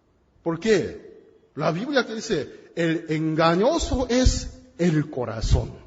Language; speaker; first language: Spanish; non-native, fluent; Korean